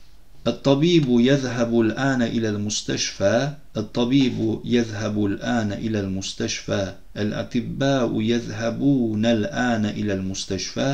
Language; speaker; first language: Arabic; non-native, fluent; Turkish